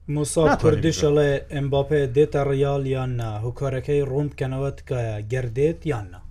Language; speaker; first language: Central Kurdish; non-native, local second language; Kurdish